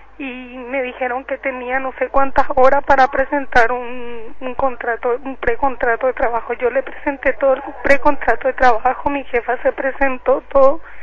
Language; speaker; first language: Spanish; native; Spanish